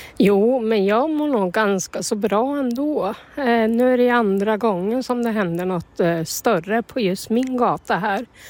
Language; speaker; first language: Swedish; native; Swedish